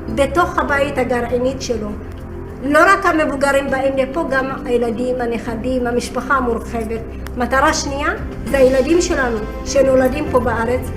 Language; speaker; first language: Hebrew; early bilingual, other home language; Amharic